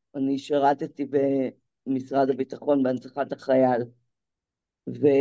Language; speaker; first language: Hebrew; native; Hebrew